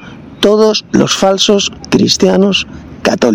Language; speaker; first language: Spanish; native; Spanish